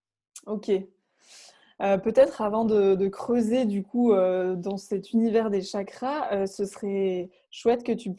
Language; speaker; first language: French; native; French